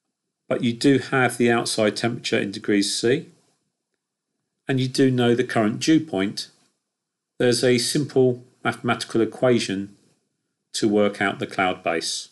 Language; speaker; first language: English; native; English